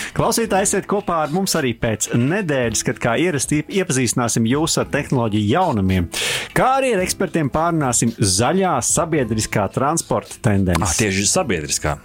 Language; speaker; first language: Latvian; native; Latvian